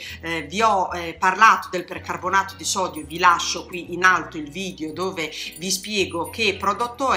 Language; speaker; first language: Italian; native; Italian